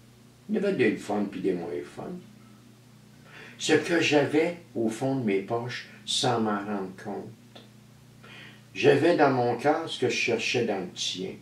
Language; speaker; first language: French; native; French